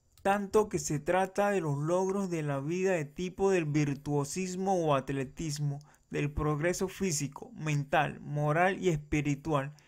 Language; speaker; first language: Spanish; native; Spanish